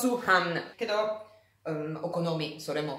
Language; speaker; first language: Japanese; non-native, learner; Italian